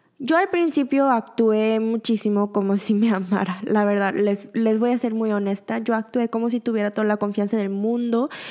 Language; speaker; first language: Spanish; early bilingual, other home language; Korean